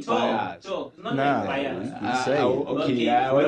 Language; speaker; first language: English; non-native, local second language; Northern Sotho